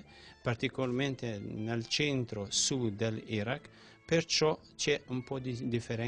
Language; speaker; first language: Italian; non-native, fluent; Central Kurdish